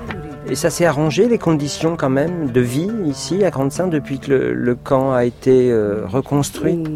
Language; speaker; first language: French; native; French